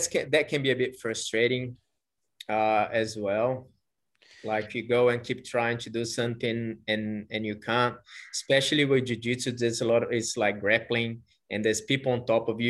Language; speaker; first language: English; non-native, fluent; Portuguese